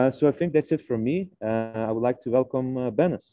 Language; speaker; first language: English; non-native, fluent; Lithuanian